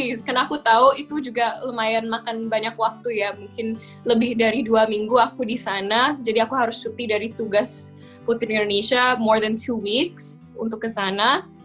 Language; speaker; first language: Indonesian; non-native, local second language; English